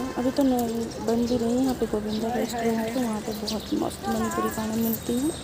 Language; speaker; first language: Hindi; native; Hindi